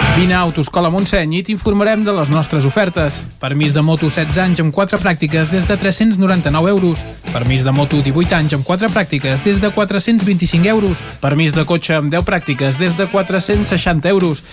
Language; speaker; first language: Catalan; native; Catalan